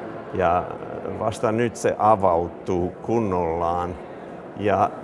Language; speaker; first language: Finnish; non-native, fluent; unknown